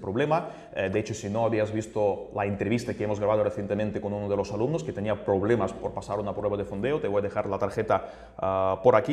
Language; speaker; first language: Spanish; native; Spanish